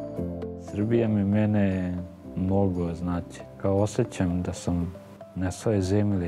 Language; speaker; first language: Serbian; non-native, local second language; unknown